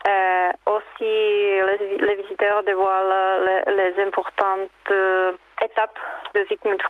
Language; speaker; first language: French; non-native, fluent; Czech